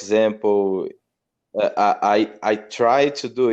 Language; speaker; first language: English; non-native, learner; Portuguese